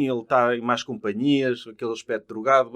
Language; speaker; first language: Portuguese; native; Portuguese